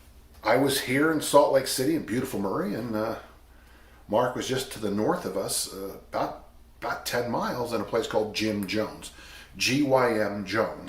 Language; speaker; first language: English; native; English